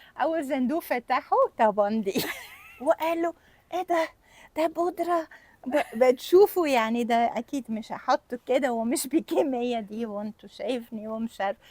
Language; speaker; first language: Egyptian Arabic; non-native, fluent; German